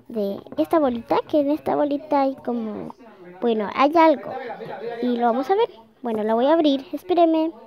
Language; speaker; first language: Spanish; native; Spanish